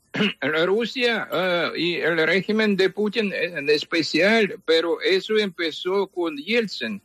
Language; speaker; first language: Spanish; non-native, fluent; Ukrainian